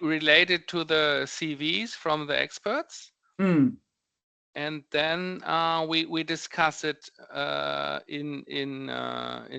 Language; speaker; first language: English; non-native, fluent; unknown